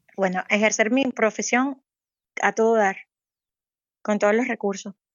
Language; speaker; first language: Spanish; native; Spanish